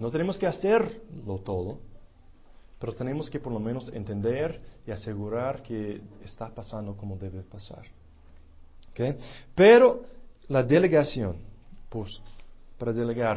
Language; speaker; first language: Spanish; non-native, fluent; English